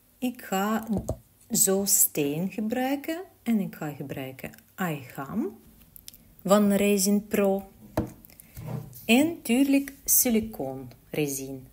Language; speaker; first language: Dutch; non-native, learner; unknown